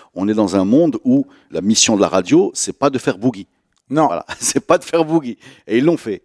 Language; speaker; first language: French; non-native, local second language; Arabic